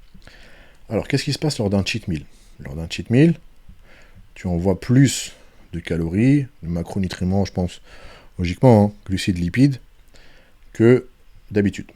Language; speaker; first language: French; native; French